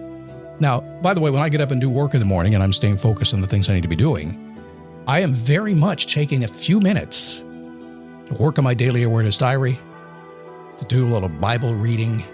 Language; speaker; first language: English; native; English